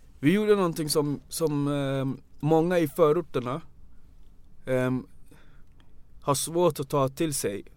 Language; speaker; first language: Swedish; early bilingual, other home language; Wolof